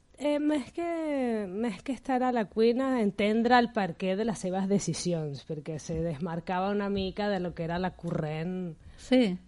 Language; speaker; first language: Catalan; non-native, fluent; Spanish